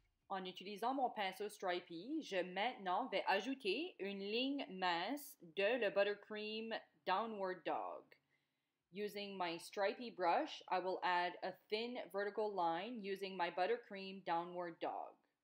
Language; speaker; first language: French; native; French